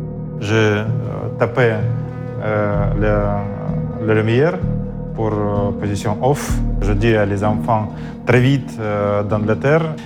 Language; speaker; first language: French; non-native, learner; Russian